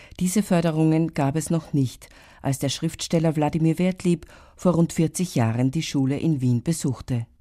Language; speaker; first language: German; native; German